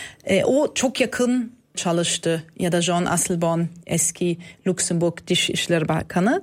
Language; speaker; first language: Turkish; non-native, fluent; German